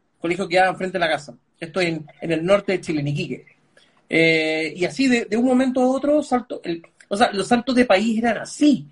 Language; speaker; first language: Spanish; early bilingual, other home language; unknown